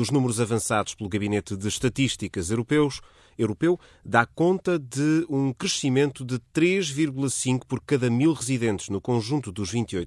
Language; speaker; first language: Portuguese; native; Portuguese